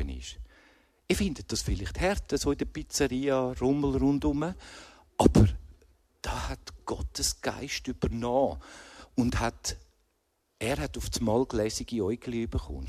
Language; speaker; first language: German; native; German